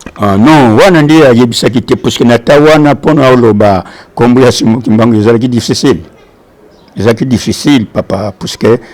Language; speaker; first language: Lingala; non-native, local second language; Kongo